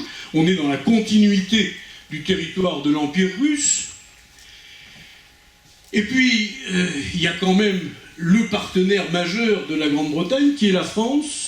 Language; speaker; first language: French; native; French